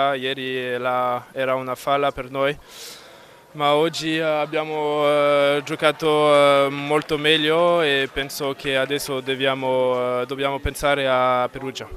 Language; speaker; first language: Italian; non-native, fluent; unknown